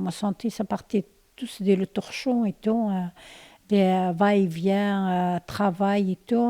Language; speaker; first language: French; non-native, learner; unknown